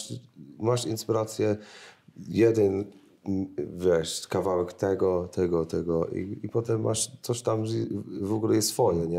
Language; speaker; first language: Polish; non-native, learner; English